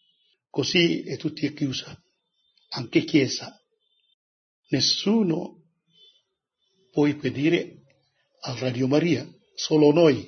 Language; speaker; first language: Italian; non-native, learner; Indonesian